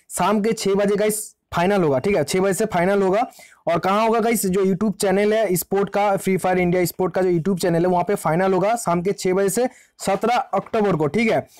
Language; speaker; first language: Hindi; native; Hindi